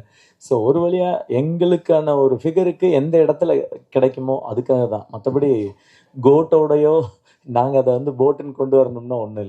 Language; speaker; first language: Tamil; native; Tamil